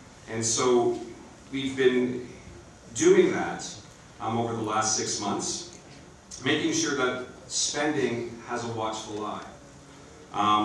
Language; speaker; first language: English; native; English